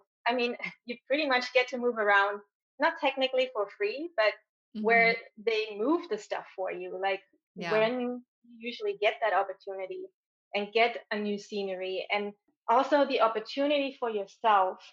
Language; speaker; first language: English; non-native, fluent; German